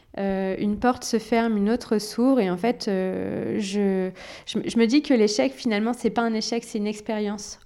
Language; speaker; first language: French; early bilingual, other home language; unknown